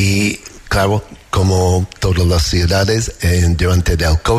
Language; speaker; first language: Spanish; non-native, learner; English